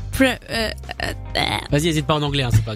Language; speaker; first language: French; native; French